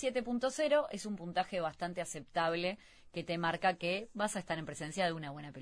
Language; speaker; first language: Spanish; native; Spanish